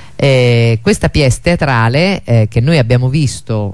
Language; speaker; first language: Italian; native; Italian